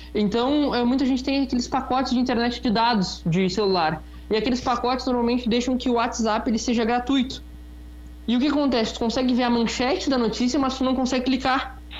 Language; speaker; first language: Portuguese; native; Portuguese